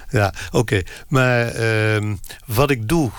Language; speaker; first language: Dutch; non-native, local second language; Limburgish